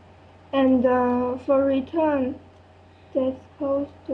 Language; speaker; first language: English; non-native, learner; French